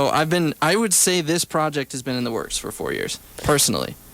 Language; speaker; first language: English; native; English